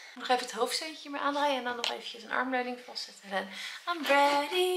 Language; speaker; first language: Dutch; native; Dutch